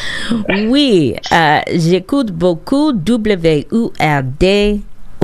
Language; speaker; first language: French; non-native, learner; English